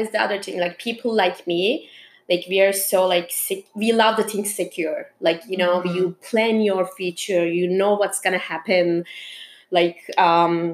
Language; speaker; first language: English; non-native, fluent; Turkish